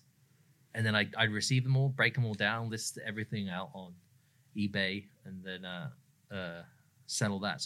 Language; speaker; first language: English; native; English